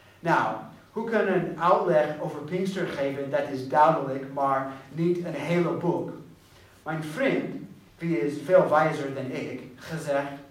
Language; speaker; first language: Dutch; non-native, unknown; English